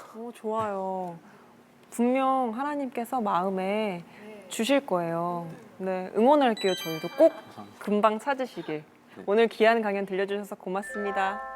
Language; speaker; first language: Korean; native; Korean